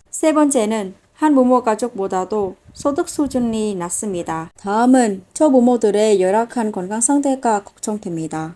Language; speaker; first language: Korean; non-native, fluent; Vietnamese